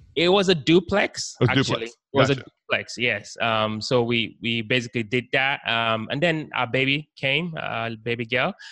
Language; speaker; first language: English; non-native, local second language; Yoruba